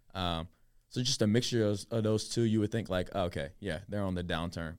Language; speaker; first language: English; native; English